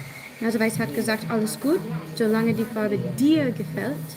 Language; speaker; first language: German; non-native, learner; English